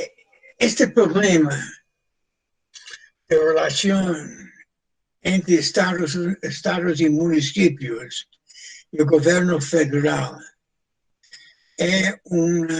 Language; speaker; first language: Portuguese; non-native, fluent; English